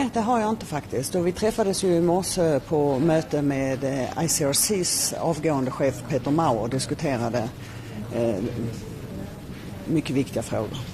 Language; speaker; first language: Swedish; native; Swedish